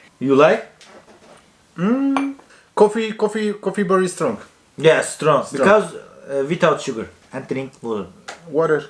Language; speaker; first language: English; non-native, learner; Turkish